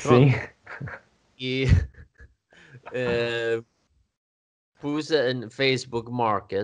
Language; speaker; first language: Spanish; non-native, learner; Swedish